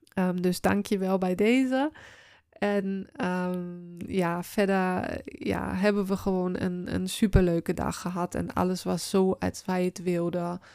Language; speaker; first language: Dutch; non-native, fluent; German